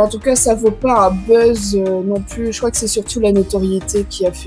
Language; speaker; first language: French; native; French